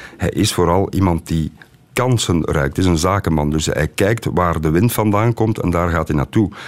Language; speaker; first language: Dutch; native; Dutch